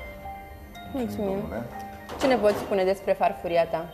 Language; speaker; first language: Romanian; native; Romanian